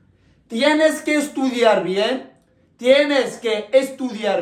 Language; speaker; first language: Spanish; non-native, local second language; Arabic